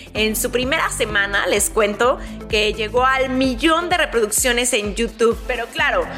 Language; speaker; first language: Spanish; native; Spanish